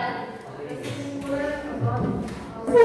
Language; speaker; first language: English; non-native, learner; Indonesian